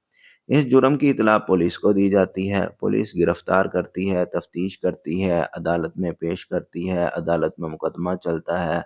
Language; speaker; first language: Urdu; native; Urdu